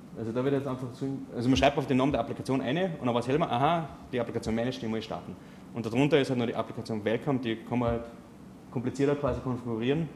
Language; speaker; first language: German; native; German